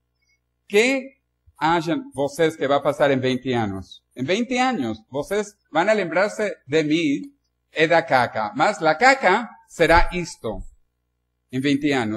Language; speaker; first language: Spanish; non-native, learner; Portuguese